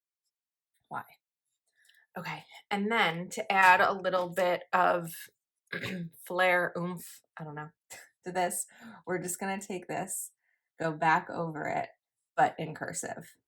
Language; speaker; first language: English; native; English